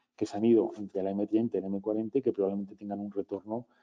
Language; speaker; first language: Spanish; native; Spanish